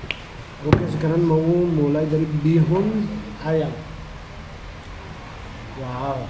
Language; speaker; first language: Indonesian; non-native, learner; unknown